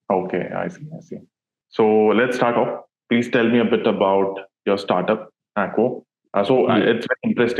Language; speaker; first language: English; non-native, local second language; Hindi